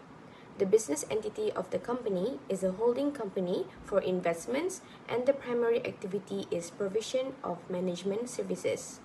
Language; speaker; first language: English; non-native, local second language; Malay